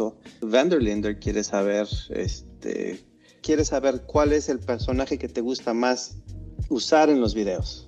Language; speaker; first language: Spanish; non-native, fluent; English